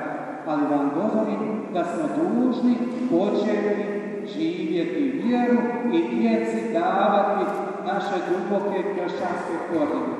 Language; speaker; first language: Serbian; native; Serbian